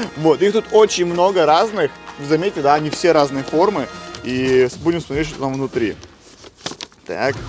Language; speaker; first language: Russian; native; Russian